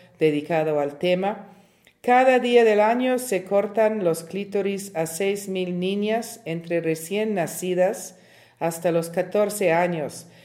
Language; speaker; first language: Spanish; non-native, fluent; Italian